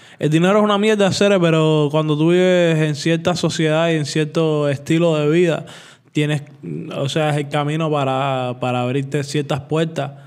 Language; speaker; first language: Spanish; native; Spanish